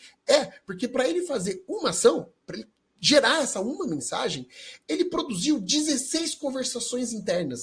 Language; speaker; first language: Portuguese; native; Portuguese